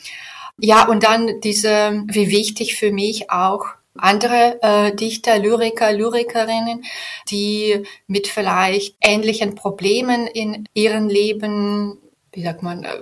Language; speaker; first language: German; non-native, fluent; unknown